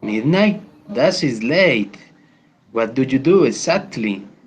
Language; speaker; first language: English; non-native, learner; Spanish